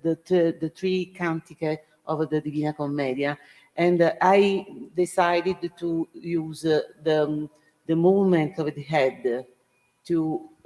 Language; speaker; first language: English; non-native, learner; Italian